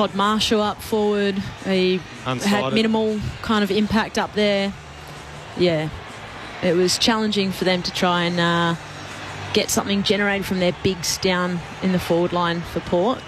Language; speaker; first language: English; native; English